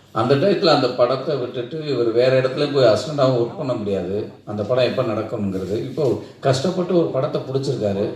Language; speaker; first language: Tamil; native; Tamil